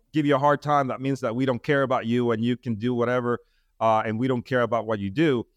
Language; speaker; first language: English; non-native, fluent; Spanish